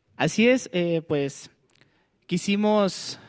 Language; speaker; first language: Spanish; non-native, local second language; Nahuatl languages